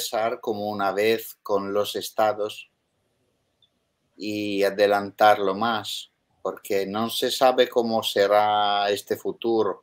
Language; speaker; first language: Spanish; non-native, fluent; Italian